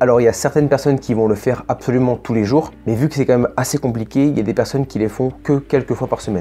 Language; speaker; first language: French; native; French